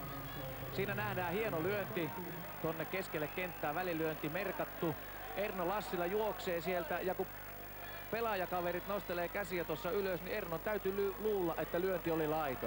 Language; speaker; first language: Finnish; native; Finnish